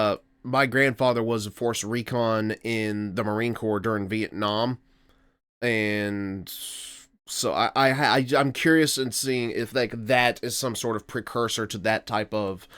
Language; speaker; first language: English; native; English